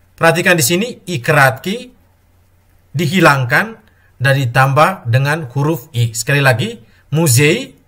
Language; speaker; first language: Indonesian; native; Indonesian